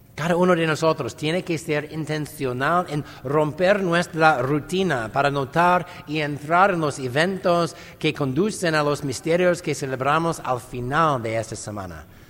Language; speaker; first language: Spanish; non-native, fluent; English